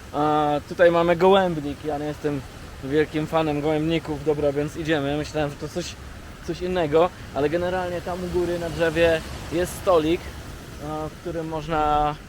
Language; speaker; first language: Polish; native; Polish